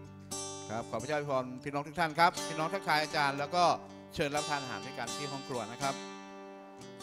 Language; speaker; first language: Thai; native; Thai